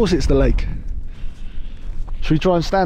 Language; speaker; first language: English; native; English